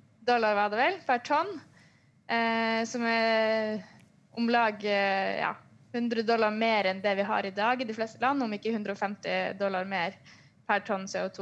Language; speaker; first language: Norwegian; native; Norwegian